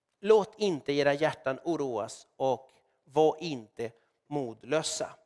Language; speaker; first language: Swedish; non-native, fluent; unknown